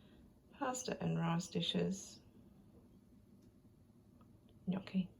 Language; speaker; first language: English; native; English